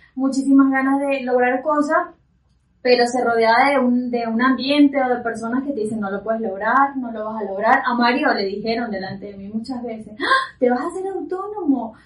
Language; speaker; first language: Spanish; native; Spanish